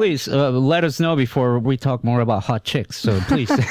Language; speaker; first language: English; native; English